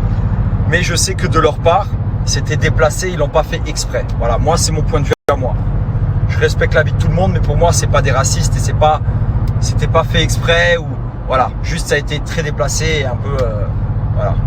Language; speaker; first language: French; native; French